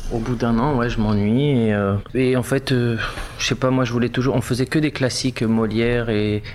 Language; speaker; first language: French; native; French